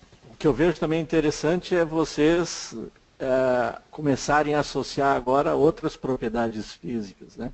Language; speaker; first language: Portuguese; native; Portuguese